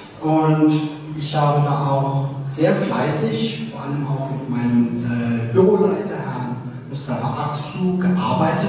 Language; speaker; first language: German; early bilingual, other home language; Turkish